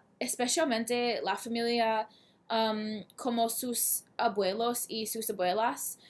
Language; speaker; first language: Spanish; non-native, learner; English